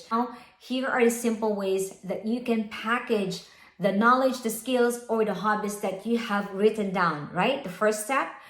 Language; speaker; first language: English; non-native, local second language; Filipino